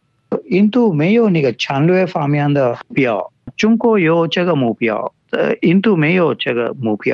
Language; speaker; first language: Chinese; non-native, fluent; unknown